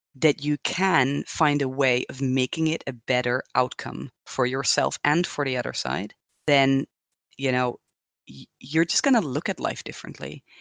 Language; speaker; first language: English; non-native, fluent; Dutch